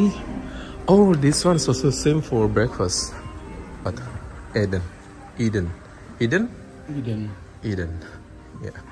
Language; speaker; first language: English; non-native, learner; Indonesian